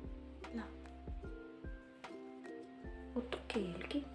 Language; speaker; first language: Korean; non-native, learner; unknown